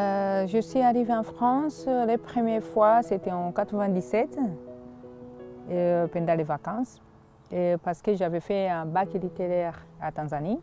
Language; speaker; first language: French; non-native, fluent; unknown